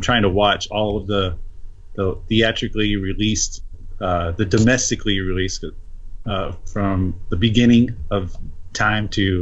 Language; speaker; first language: English; native; English